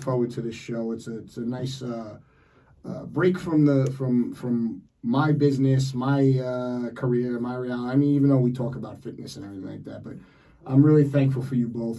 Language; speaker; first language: English; native; English